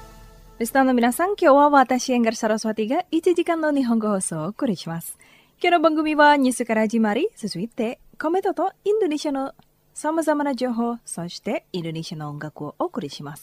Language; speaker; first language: Japanese; non-native, fluent; Indonesian